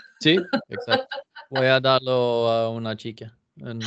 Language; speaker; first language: Spanish; non-native, fluent; Swedish